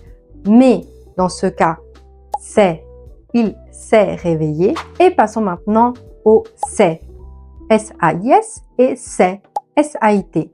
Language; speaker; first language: French; non-native, fluent; Italian